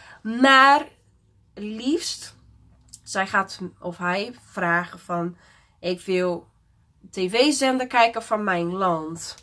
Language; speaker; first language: Dutch; non-native, fluent; Portuguese